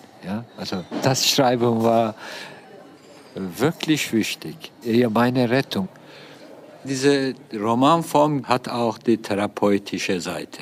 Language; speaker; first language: German; non-native, fluent; Turkish